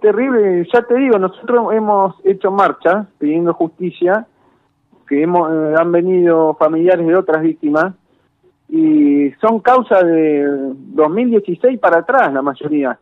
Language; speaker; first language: Spanish; native; Spanish